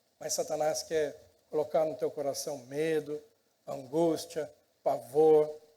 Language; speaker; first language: Portuguese; native; Portuguese